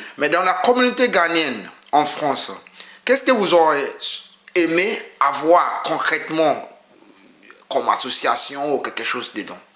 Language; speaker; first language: French; non-native, fluent; Akan